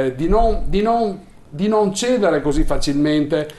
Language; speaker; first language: Italian; native; Italian